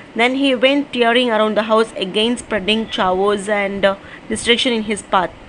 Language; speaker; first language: English; non-native, local second language; Tamil